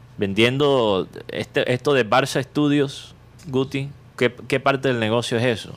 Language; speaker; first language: Spanish; native; Spanish